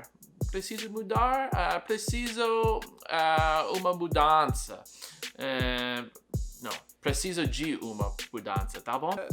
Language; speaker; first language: Portuguese; non-native, learner; English